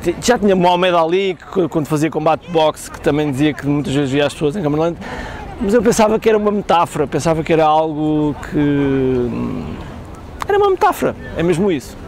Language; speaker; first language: Portuguese; native; Portuguese